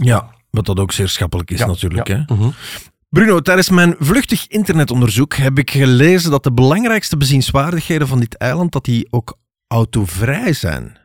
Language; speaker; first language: Dutch; native; Dutch